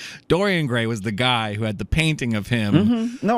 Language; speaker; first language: English; native; English